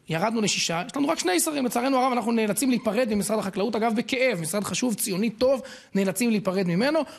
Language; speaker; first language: Hebrew; native; Hebrew